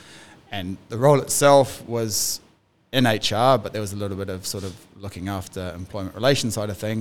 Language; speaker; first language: English; native; English